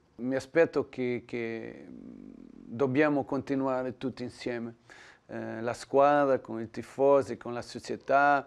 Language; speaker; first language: Italian; non-native, learner; Portuguese